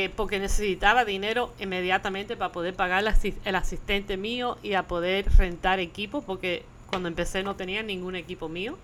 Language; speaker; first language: Spanish; early bilingual, heritage; Spanish